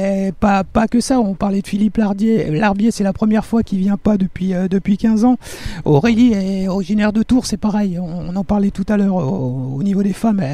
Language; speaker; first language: French; native; French